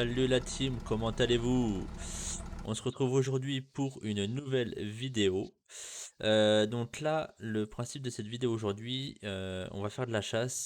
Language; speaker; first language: French; native; French